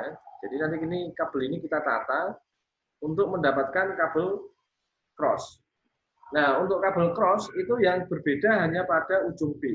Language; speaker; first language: Indonesian; native; Indonesian